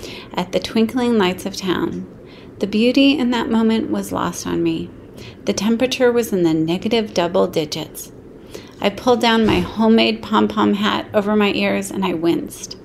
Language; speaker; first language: English; native; English